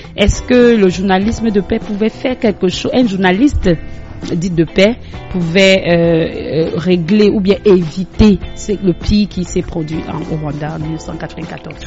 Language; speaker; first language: French; non-native, local second language; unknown